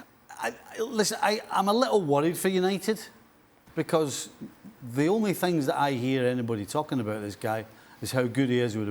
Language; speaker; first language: English; native; English